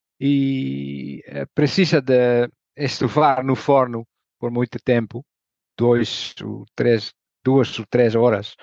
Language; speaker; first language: Portuguese; non-native, learner; Dutch